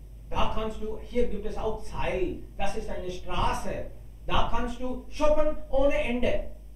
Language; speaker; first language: German; non-native, fluent; Hindi